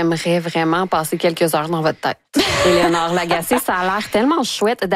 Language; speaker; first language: French; native; French